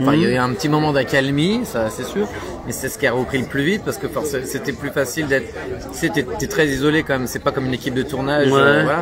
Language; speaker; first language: French; native; French